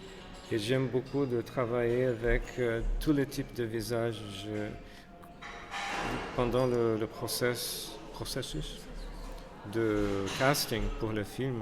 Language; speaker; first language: French; non-native, fluent; Portuguese